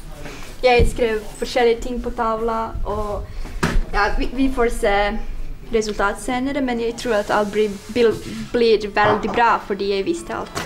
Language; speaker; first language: Norwegian; non-native, fluent; Serbian